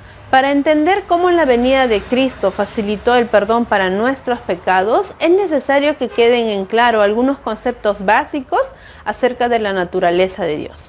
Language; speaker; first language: Spanish; native; Spanish